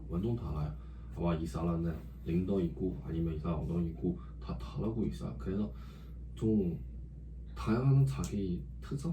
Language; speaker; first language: Korean; non-native, learner; Chinese